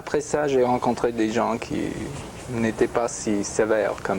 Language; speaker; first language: French; non-native, fluent; English